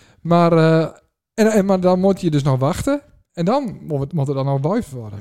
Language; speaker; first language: Dutch; native; Dutch